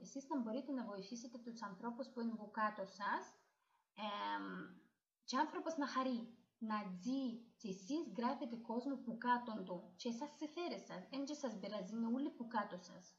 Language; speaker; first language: Greek; non-native, learner; Russian